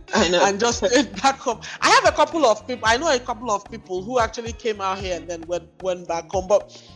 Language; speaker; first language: English; non-native, local second language; Igbo